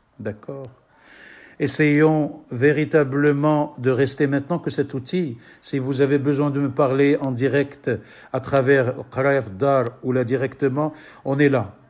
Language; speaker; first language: French; non-native, local second language; Arabic